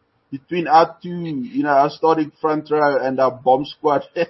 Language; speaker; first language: English; non-native, local second language; Afrikaans